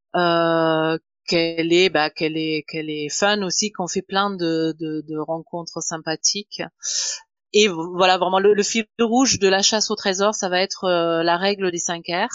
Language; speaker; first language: French; non-native, fluent; German